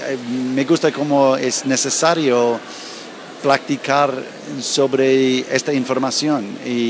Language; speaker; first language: Spanish; non-native, learner; English